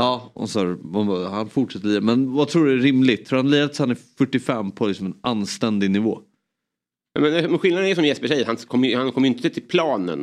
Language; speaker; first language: Swedish; native; Swedish